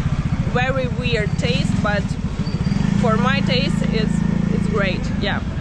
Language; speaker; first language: English; non-native, fluent; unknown